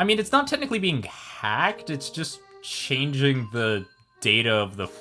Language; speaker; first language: English; native; English